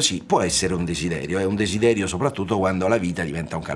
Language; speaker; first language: Italian; native; Italian